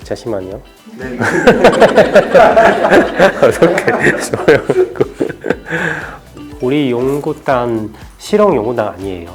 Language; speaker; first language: Korean; non-native, learner; Chinese